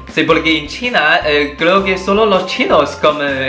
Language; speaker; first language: Spanish; non-native, learner; Chinese